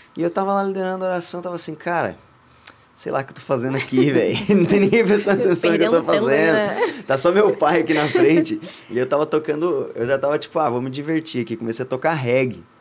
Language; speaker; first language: Portuguese; native; Portuguese